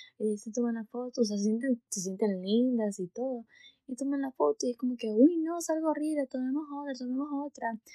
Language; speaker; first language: Spanish; early bilingual, heritage; Spanish